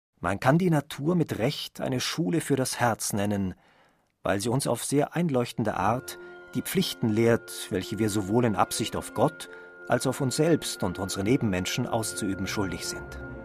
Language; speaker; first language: German; native; German